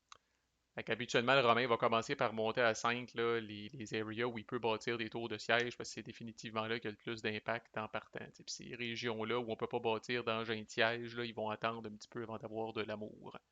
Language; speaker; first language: French; native; French